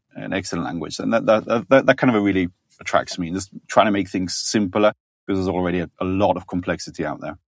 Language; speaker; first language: English; native; English